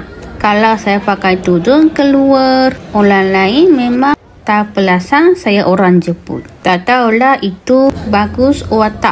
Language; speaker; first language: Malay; non-native, learner; Japanese